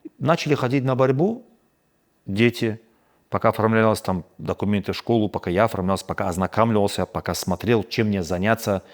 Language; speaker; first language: Russian; non-native, local second language; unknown